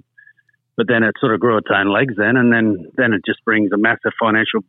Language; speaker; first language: English; native; English